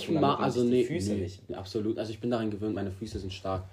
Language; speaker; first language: German; early bilingual, other home language; Greek